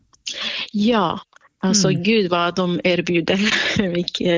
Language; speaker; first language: Swedish; non-native, fluent; Central Kurdish